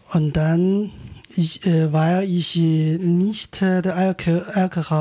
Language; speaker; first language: German; non-native, learner; Chinese